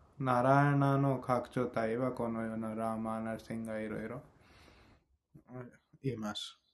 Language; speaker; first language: Japanese; non-native, fluent; Hindi